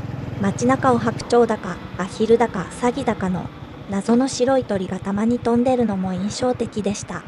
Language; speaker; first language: Japanese; native; Japanese